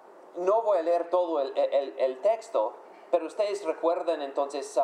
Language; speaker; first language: Spanish; non-native, fluent; English